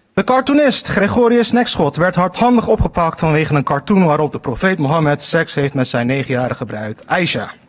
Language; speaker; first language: Dutch; early bilingual, other home language; Turkish